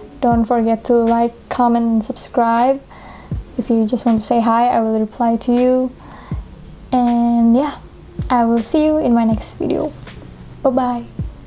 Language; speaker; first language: English; non-native, fluent; Indonesian